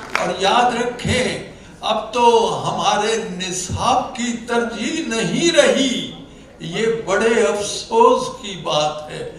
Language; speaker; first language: Urdu; non-native, local second language; Punjabi